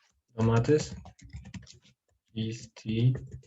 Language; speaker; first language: Turkish; non-native, fluent; Spanish